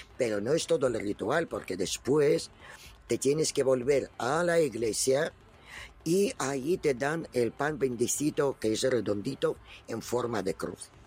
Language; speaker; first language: Spanish; non-native, fluent; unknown